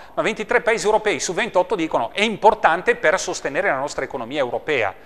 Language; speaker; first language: Italian; native; Italian